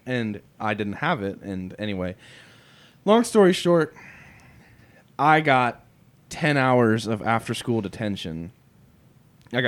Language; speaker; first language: English; native; English